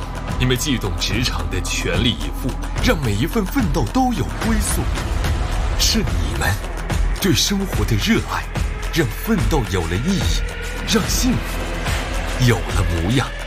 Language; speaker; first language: Chinese; native; Chinese